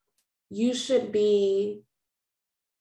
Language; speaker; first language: English; native; English